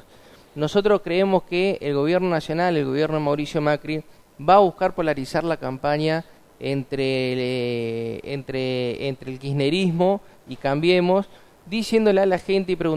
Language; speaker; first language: Spanish; native; Spanish